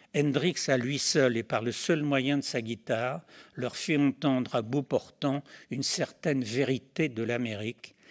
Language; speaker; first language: French; native; French